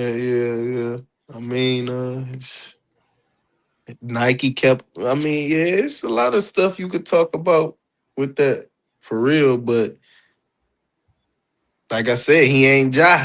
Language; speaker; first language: English; native; English